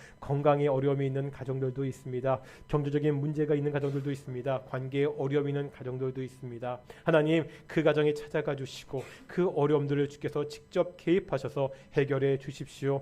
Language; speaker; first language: Korean; native; Korean